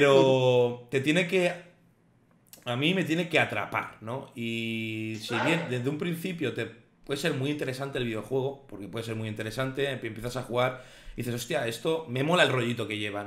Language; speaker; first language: Spanish; native; Spanish